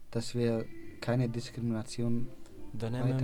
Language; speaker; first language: German; non-native, learner; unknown